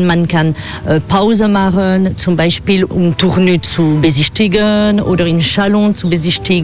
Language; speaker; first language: German; non-native, fluent; French